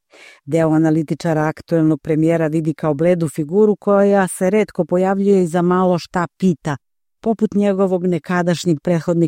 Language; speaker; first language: Croatian; native; Croatian